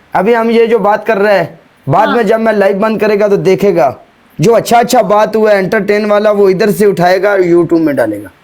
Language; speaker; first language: Hindi; non-native, fluent; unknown